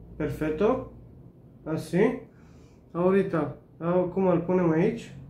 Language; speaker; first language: Spanish; non-native, learner; Romanian